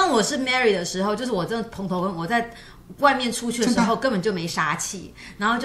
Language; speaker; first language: Chinese; native; Chinese